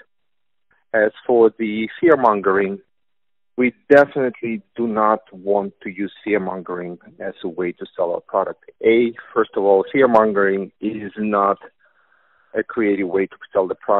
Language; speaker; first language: English; non-native, fluent; Russian